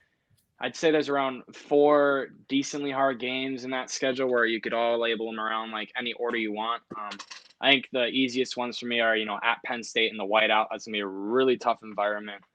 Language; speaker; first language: English; native; English